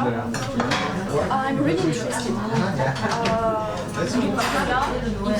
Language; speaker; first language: English; non-native, fluent; French